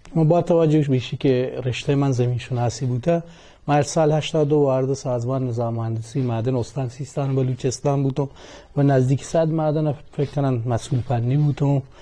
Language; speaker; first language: Persian; non-native, local second language; Baluchi